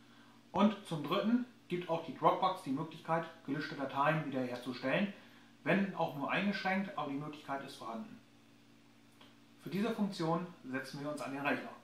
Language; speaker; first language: German; native; German